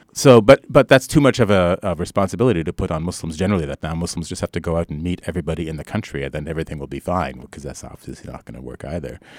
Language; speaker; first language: English; early bilingual, other home language; Arabic